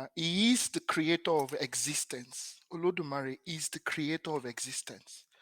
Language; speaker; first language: English; non-native, local second language; Yoruba